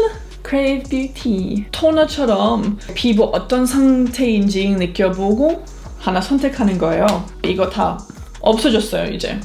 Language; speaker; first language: Korean; non-native, fluent; English